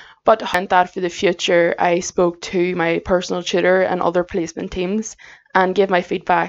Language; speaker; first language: English; native; English